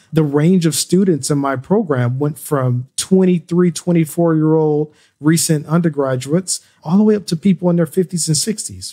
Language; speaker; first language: English; native; English